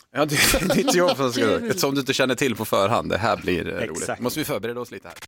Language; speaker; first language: Swedish; native; Swedish